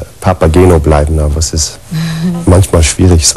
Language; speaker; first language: German; non-native, learner; English